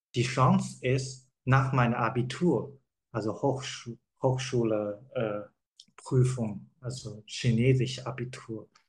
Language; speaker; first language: German; non-native, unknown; Chinese